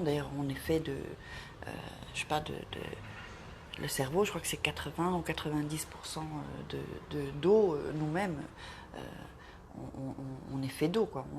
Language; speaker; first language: French; native; French